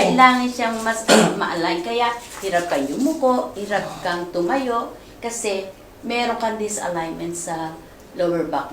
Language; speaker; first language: Filipino; native; Filipino